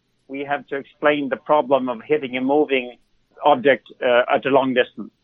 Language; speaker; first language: English; non-native, fluent; Swedish